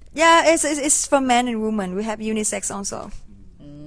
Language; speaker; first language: English; non-native, fluent; Vietnamese